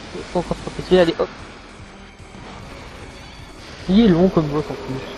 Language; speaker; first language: French; native; French